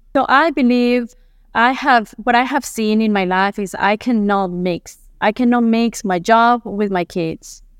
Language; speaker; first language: English; non-native, fluent; Spanish